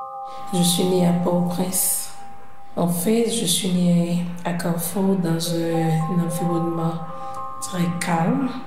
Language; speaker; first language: French; non-native, local second language; Haitian Creole